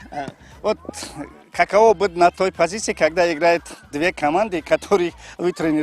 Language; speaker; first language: Russian; non-native, fluent; Tajik